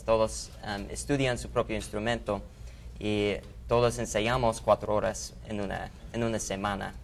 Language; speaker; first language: Spanish; non-native, fluent; English